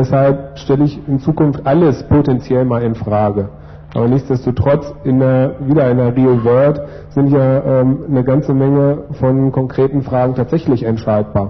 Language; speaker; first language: German; native; German